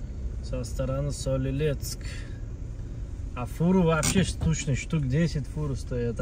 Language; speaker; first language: Russian; non-native, fluent; Uzbek